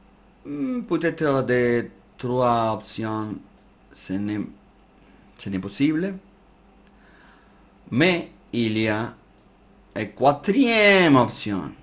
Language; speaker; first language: French; non-native, learner; Spanish